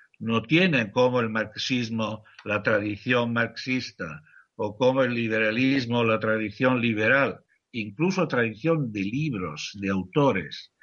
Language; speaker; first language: Spanish; non-native, fluent; Italian